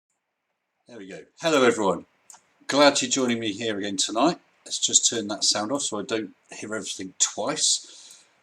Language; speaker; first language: English; native; English